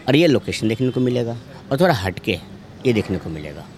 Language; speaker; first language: Hindi; native; Hindi